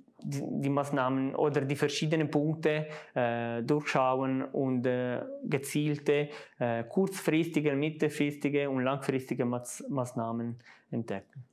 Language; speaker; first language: German; non-native, local second language; Italian